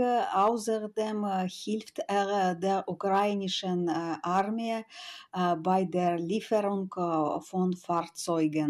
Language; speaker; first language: German; non-native, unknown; Ukrainian